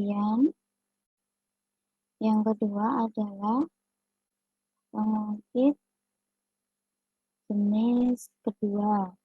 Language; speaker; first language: Indonesian; native; Indonesian